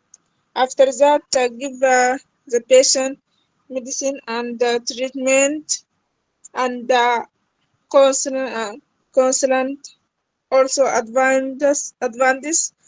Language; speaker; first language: English; non-native, learner; Arabic